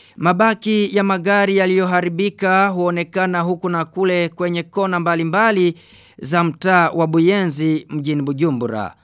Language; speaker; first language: Swahili; non-native, local second language; Rundi